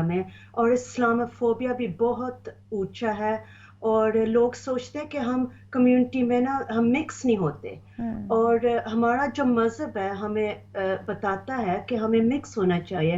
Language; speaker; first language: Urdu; early bilingual, heritage; Urdu